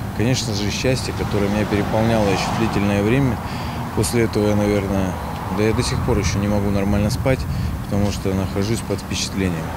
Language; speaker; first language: Russian; native; Russian